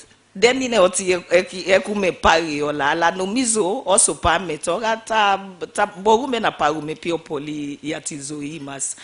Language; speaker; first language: Greek; non-native, fluent; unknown